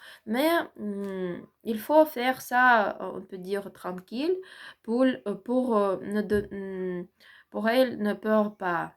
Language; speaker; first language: French; non-native, learner; Ukrainian